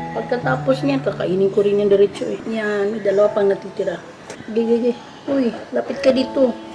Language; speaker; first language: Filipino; non-native, local second language; Cebuano